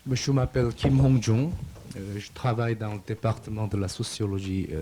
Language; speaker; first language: French; non-native, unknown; Korean